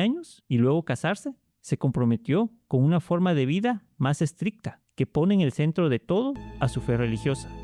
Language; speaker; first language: Spanish; native; Spanish